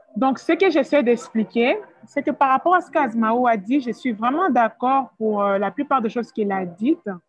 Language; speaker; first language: French; non-native, local second language; Swahili